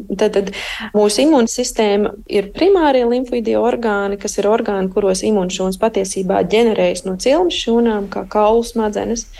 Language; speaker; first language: Latvian; early bilingual, heritage; Latvian